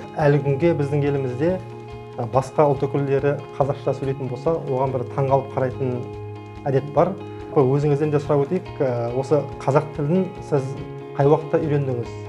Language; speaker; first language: Kazakh; native; Kazakh